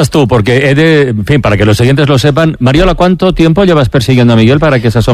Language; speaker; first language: Spanish; native; Spanish